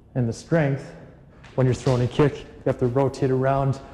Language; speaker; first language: English; native; English